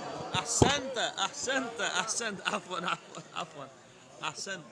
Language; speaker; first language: Arabic; non-native, learner; Urdu